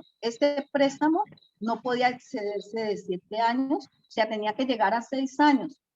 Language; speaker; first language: Spanish; native; Spanish